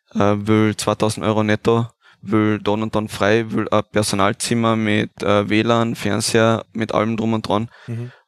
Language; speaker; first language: German; native; German